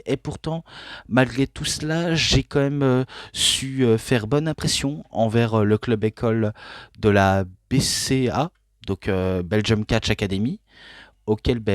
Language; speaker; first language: French; native; French